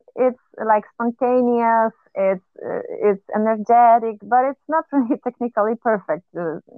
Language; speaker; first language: English; non-native, fluent; Polish